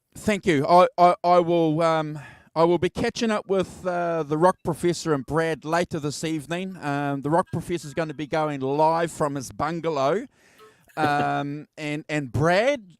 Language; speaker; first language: English; native; English